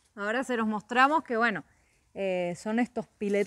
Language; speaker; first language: Spanish; native; Spanish